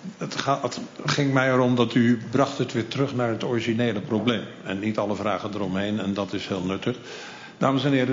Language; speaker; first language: Dutch; native; Dutch